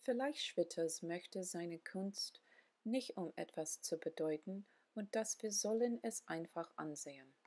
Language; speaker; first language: German; non-native, learner; English